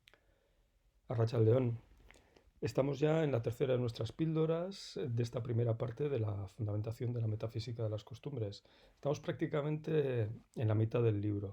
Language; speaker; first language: Spanish; native; Spanish